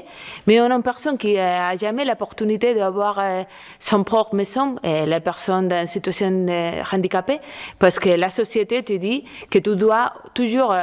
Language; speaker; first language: French; non-native, learner; Spanish